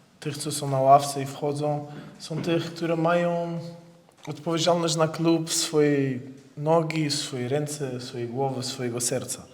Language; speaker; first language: Polish; non-native, fluent; Portuguese